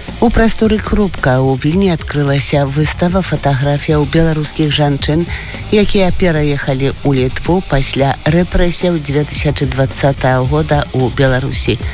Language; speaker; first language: Belarusian; native; Belarusian